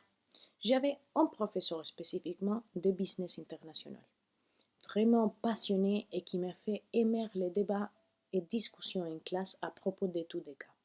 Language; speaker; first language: French; non-native, fluent; Spanish